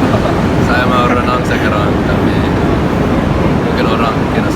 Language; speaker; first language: Indonesian; non-native, learner; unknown